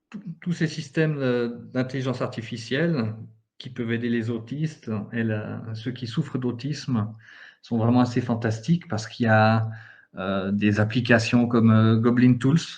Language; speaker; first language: French; native; French